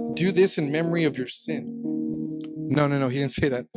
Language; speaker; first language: English; native; English